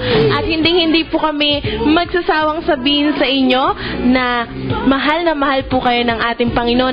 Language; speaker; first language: Filipino; native; Filipino